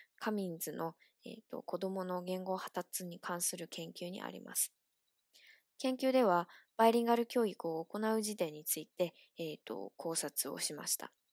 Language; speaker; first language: Japanese; non-native, fluent; Chinese